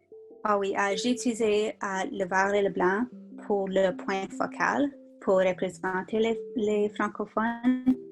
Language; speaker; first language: French; non-native, fluent; English